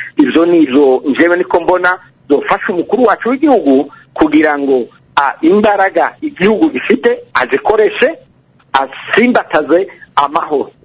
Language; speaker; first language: Kinyarwanda; native; Kinyarwanda